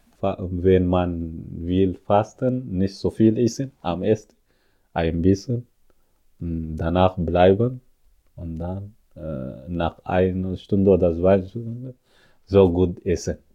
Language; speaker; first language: German; non-native, learner; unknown